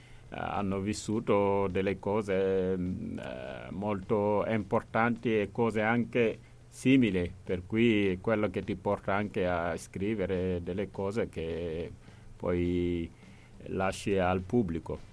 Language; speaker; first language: Italian; non-native, fluent; Wolof